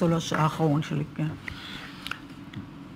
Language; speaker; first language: Hebrew; native; Hebrew